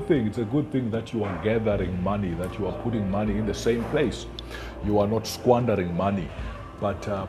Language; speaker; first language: English; non-native, local second language; Xhosa